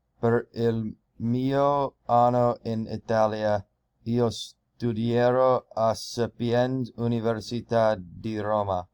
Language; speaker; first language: Italian; non-native, learner; English